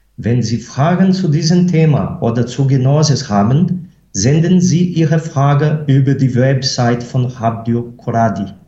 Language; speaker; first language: German; non-native, fluent; Portuguese